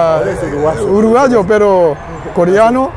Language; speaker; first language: Spanish; non-native, learner; Korean